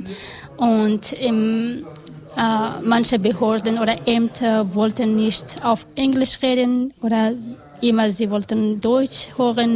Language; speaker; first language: German; non-native, learner; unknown